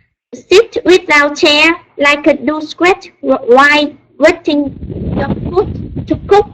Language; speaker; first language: English; non-native, learner; Vietnamese